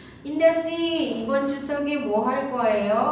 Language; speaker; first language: Korean; non-native, fluent; Indonesian